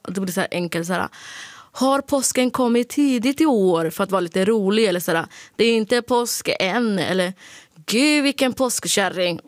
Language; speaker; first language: Swedish; early bilingual, other home language; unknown